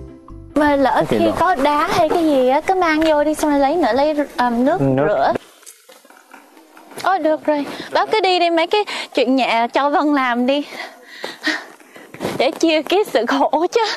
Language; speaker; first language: Vietnamese; early bilingual, heritage; Vietnamese